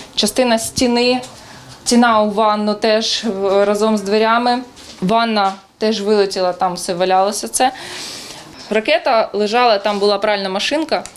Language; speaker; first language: Ukrainian; native; Ukrainian